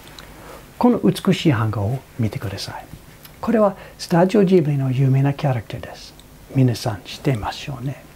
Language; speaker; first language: Japanese; non-native, fluent; English